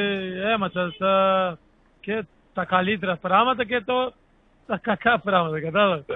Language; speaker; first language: Greek; non-native, learner; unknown